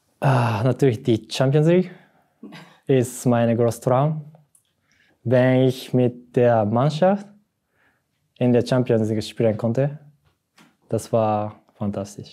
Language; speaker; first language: German; non-native, learner; Japanese